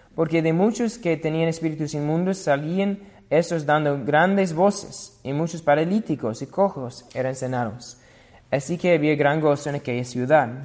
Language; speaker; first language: Spanish; non-native, fluent; English